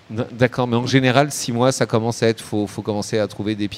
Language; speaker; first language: French; native; French